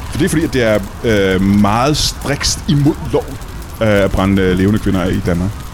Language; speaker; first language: Danish; native; Danish